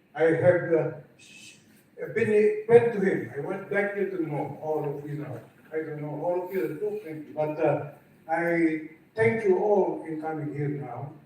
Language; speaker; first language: English; non-native, local second language; Filipino